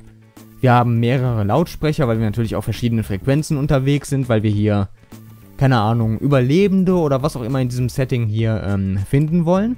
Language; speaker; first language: German; native; German